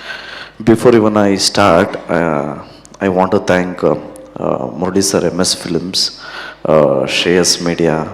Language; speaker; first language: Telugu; non-native, learner; Kannada